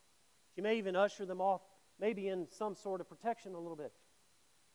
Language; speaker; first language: English; native; English